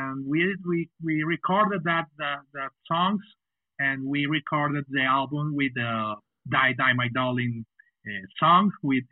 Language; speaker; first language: English; non-native, fluent; Spanish